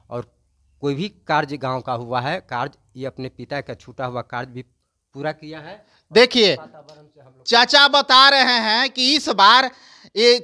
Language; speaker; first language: Hindi; native; Hindi